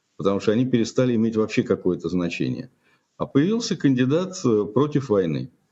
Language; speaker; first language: Russian; native; Russian